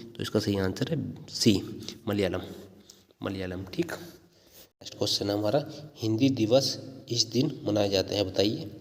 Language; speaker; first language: Hindi; native; Hindi